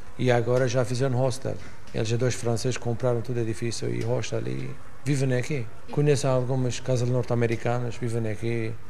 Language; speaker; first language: Portuguese; non-native, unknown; Arabic